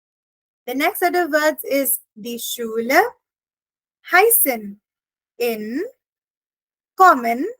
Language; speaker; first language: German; non-native, fluent; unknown